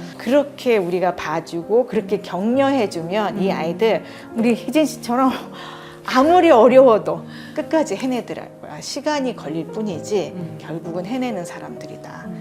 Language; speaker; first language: Korean; native; Korean